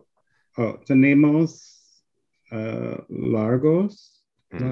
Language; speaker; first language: Spanish; non-native, learner; English